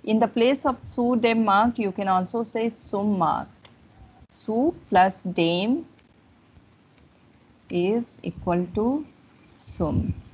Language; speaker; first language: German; non-native, fluent; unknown